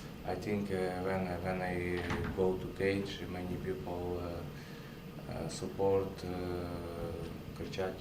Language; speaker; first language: English; non-native, learner; Russian